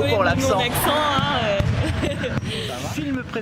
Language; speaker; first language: French; native; French